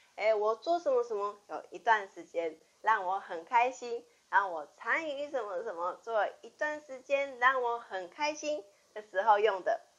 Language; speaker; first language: Chinese; non-native, fluent; Japanese